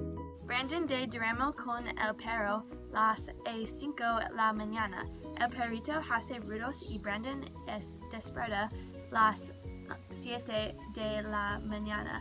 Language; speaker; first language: Spanish; non-native, learner; English